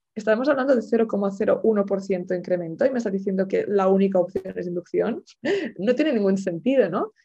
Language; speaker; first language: Spanish; native; Spanish